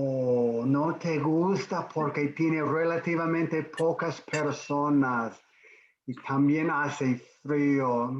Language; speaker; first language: Spanish; non-native, fluent; English